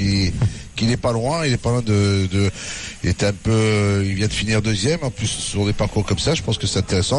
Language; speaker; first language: French; native; French